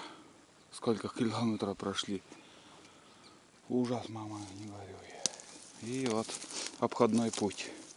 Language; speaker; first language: Russian; native; Russian